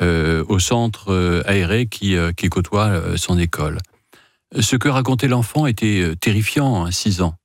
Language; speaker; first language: French; native; French